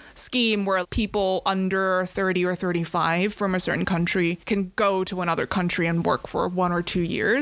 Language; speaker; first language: English; non-native, local second language; Cantonese